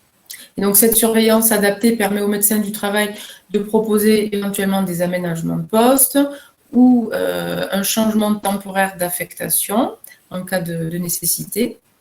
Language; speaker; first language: French; native; French